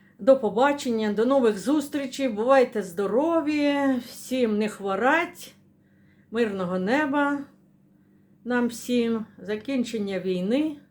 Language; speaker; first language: Ukrainian; non-native, local second language; Russian